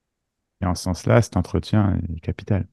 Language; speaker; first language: French; native; French